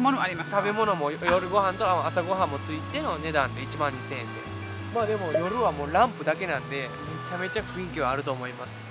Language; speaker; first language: Japanese; native; Japanese